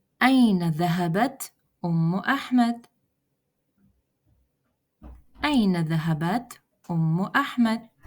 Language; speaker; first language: Arabic; non-native, fluent; Russian